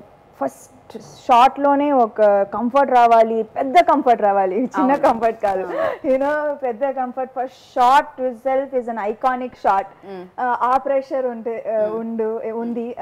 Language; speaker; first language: Telugu; non-native, local second language; Tamil